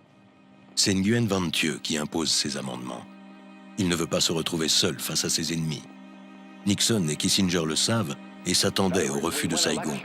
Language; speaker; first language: French; native; French